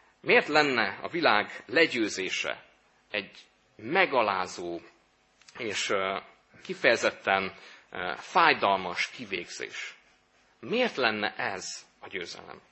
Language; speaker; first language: Hungarian; native; Hungarian